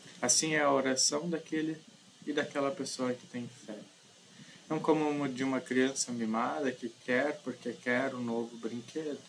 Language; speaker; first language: Portuguese; native; Portuguese